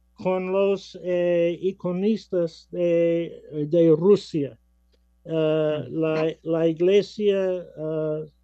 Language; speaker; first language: Spanish; non-native, learner; English